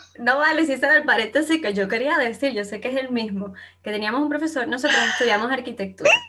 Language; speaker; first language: Spanish; native; Spanish